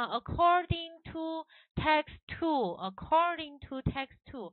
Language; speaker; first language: English; non-native, learner; Chinese